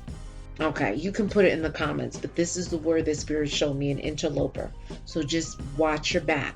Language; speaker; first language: English; native; English